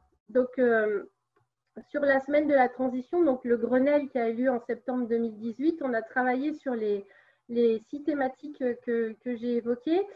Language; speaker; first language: French; native; French